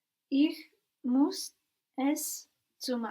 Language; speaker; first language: German; non-native, learner; English